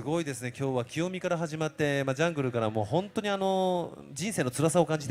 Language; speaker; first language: Japanese; native; Japanese